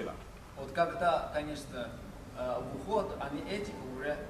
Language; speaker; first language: Russian; non-native, learner; Chinese